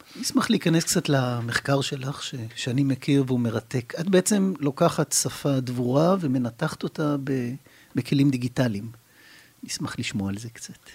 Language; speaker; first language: Hebrew; native; Hebrew